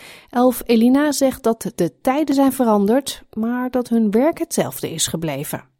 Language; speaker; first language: Dutch; native; Dutch